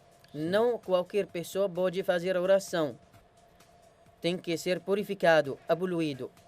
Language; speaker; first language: Portuguese; non-native, learner; Arabic